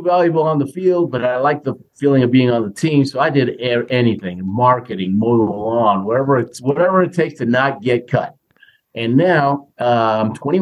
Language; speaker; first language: English; native; English